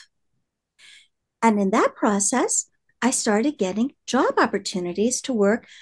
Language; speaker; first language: English; native; English